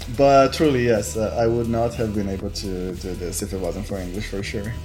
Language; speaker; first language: English; non-native, fluent; Portuguese